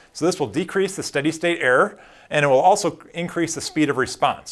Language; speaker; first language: English; native; English